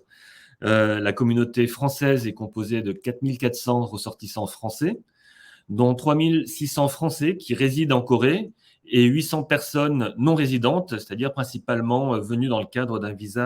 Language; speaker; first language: French; native; French